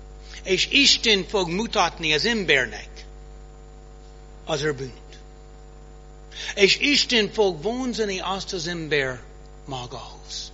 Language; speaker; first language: Hungarian; non-native, fluent; English